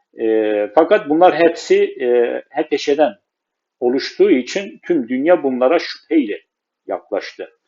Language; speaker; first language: Turkish; non-native, local second language; Kurdish